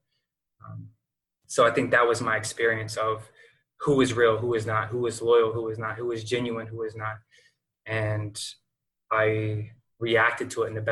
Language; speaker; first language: English; native; English